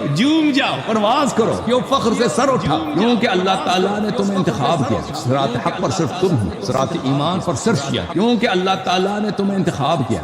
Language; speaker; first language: Urdu; non-native, fluent; Persian